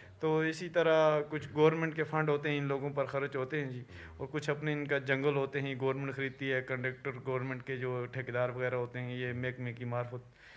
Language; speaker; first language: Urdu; non-native, local second language; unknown